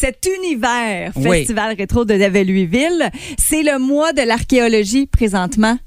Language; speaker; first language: French; native; French